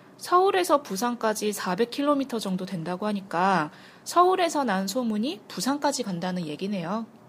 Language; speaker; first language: Korean; native; Korean